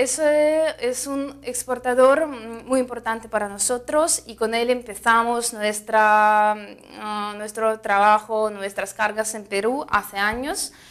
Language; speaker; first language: Spanish; non-native, fluent; Russian